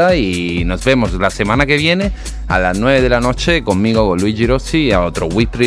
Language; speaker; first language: Spanish; non-native, fluent; Italian